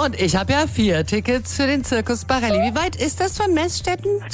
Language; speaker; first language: German; native; German